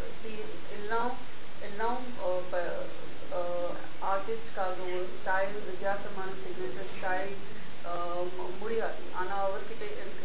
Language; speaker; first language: Tamil; non-native, learner; Gujarati